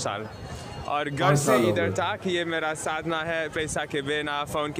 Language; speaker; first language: Hindi; non-native, learner; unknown